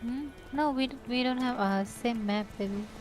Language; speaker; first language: English; non-native, learner; Indonesian